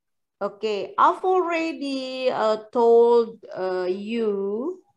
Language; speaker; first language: English; non-native, fluent; Indonesian